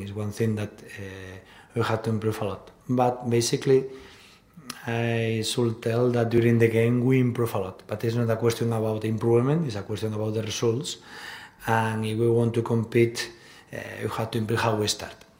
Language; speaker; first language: English; non-native, fluent; Spanish